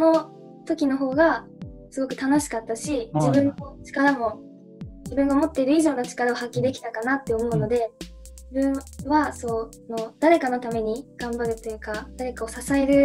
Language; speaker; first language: Japanese; native; Japanese